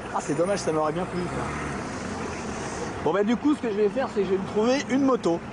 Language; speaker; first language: French; native; French